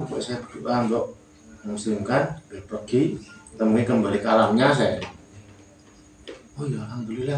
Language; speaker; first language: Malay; non-native, local second language; Javanese